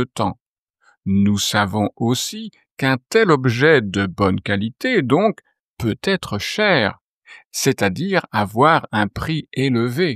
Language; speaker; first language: French; native; French